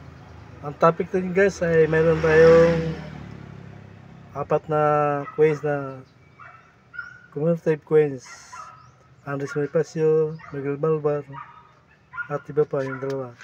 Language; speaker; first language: Filipino; native; Filipino